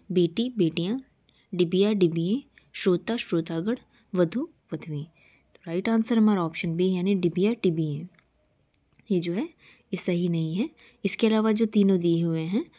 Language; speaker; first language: Hindi; native; Hindi